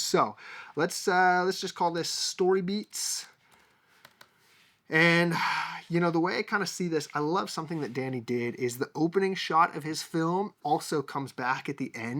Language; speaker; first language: English; native; English